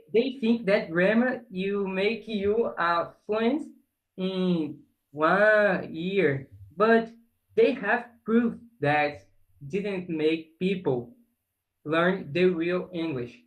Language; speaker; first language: English; non-native, learner; Portuguese